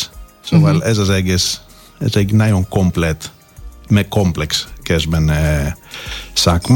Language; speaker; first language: Hungarian; non-native, learner; Greek